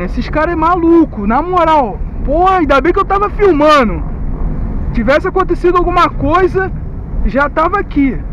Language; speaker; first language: Portuguese; native; Portuguese